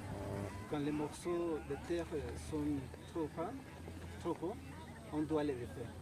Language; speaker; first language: French; non-native, learner; Spanish